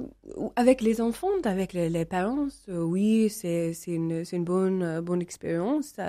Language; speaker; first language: French; non-native, learner; English